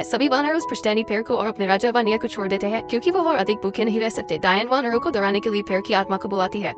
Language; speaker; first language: Hindi; native; Hindi